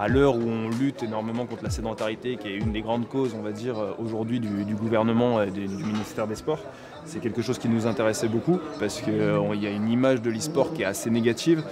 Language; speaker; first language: French; native; French